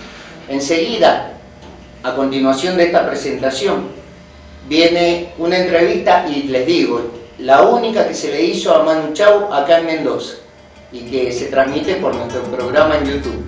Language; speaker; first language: Spanish; native; Spanish